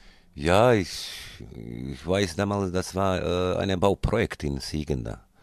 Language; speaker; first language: German; non-native, fluent; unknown